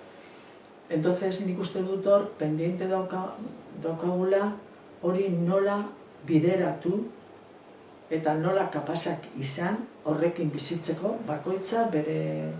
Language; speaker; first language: Basque; non-native, local second language; Spanish